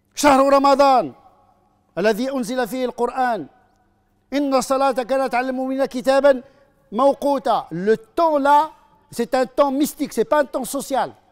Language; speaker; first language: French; non-native, fluent; Arabic